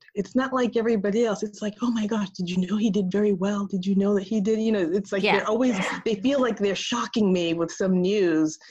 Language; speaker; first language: English; early bilingual, other home language; Spanish